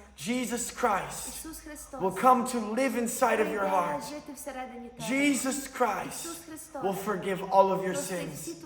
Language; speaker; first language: English; native; English